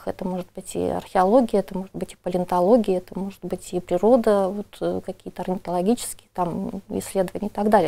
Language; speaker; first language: Russian; native; Russian